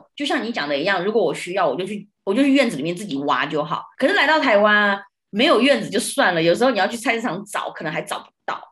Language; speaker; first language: Chinese; early bilingual, heritage; Chinese